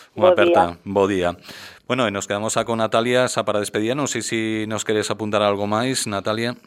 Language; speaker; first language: Galician; native; Galician